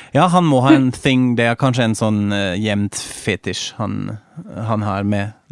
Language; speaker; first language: Norwegian; non-native, fluent; German